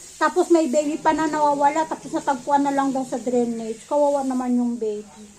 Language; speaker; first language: Filipino; native; Filipino